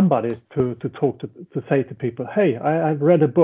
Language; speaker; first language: English; non-native, fluent; Swedish